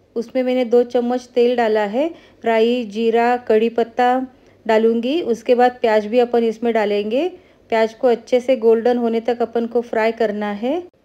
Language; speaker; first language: Hindi; non-native, local second language; Marathi